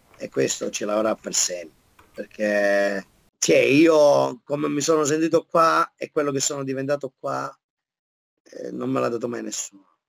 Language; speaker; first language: Italian; native; Italian